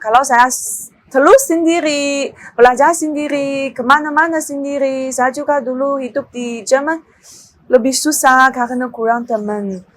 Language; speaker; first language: Indonesian; non-native, learner; Chinese